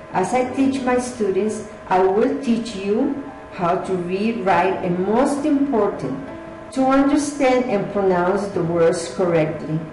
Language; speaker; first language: English; early bilingual, other home language; Spanish